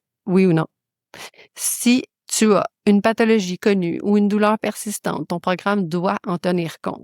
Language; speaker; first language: French; native; French